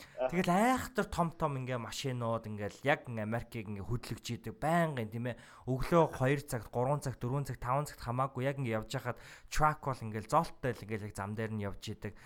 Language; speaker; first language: Mongolian; native; Mongolian